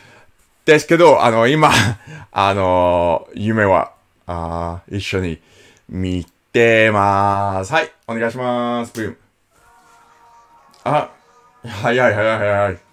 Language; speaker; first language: Japanese; non-native, learner; English